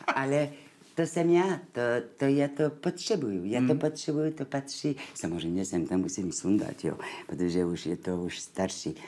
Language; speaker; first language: Czech; non-native, fluent; French